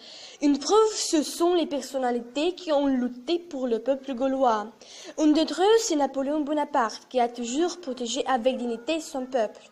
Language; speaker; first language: French; non-native, learner; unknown